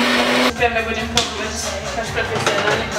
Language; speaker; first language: Russian; early bilingual, heritage; Russian